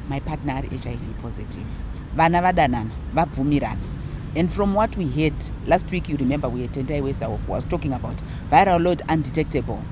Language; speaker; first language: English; non-native, local second language; Shona